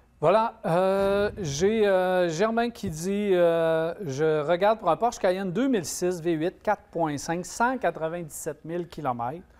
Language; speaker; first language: French; native; French